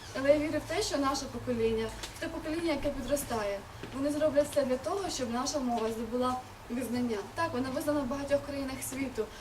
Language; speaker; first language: Ukrainian; non-native, local second language; Russian